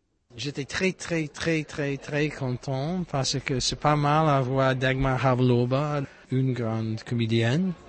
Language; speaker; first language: French; non-native, learner; English